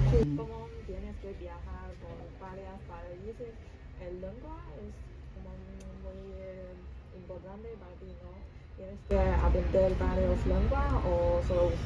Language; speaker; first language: Spanish; non-native, learner; Chinese